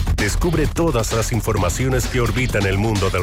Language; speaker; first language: Spanish; native; Spanish